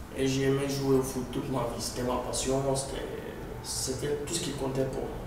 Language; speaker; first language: French; non-native, local second language; Arabic